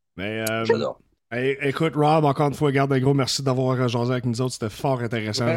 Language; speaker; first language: French; native; French